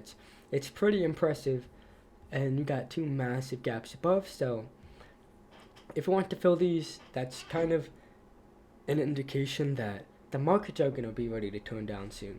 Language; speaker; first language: English; native; English